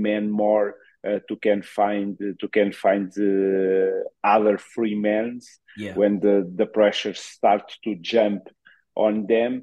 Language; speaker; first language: English; non-native, fluent; Portuguese